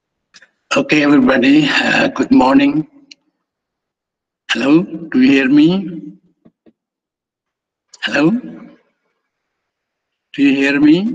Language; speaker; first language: English; non-native, fluent; Indonesian